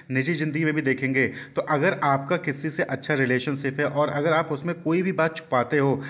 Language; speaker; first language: Hindi; native; Hindi